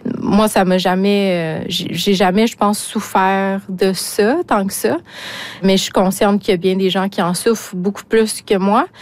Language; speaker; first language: French; native; French